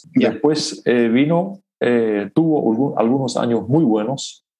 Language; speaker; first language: Spanish; non-native, local second language; Plautdietsch